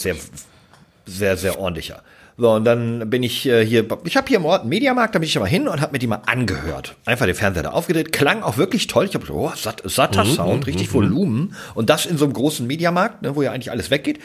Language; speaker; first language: German; native; German